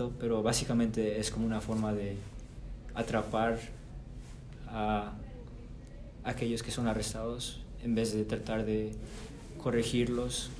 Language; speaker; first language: Spanish; early bilingual, heritage; Spanish